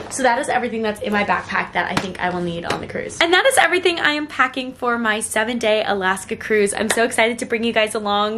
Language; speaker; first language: English; native; English